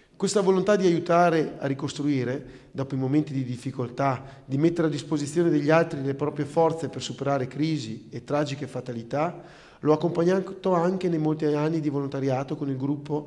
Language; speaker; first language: Italian; native; Italian